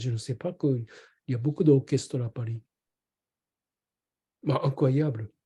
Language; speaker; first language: French; non-native, learner; Japanese